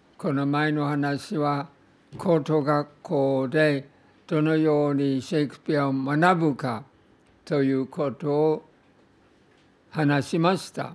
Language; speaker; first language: Japanese; non-native, fluent; English